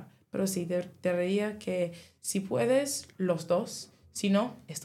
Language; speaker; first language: Spanish; non-native, learner; English